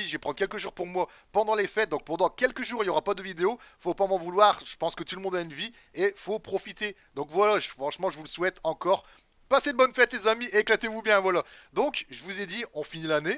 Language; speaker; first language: French; native; French